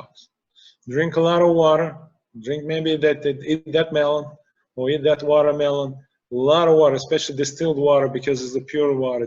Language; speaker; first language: English; non-native, fluent; Russian